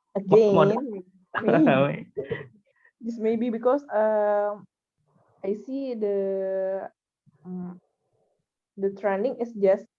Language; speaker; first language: English; non-native, learner; Indonesian